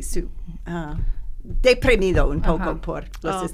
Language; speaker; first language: Spanish; non-native, learner; English